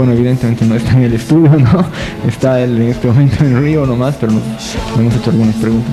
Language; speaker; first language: Spanish; native; Spanish